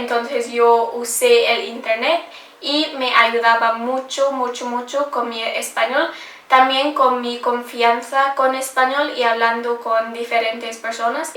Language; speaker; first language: Spanish; non-native, learner; English